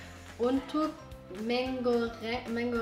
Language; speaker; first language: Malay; non-native, learner; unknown